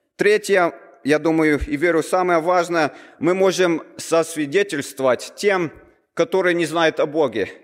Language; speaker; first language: Russian; early bilingual, heritage; Russian